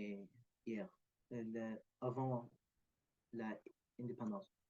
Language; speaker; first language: French; non-native, learner; Arabic